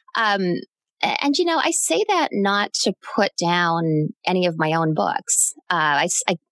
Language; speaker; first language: English; native; English